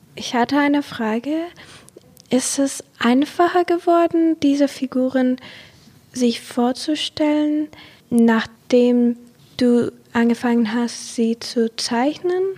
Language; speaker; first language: German; non-native, fluent; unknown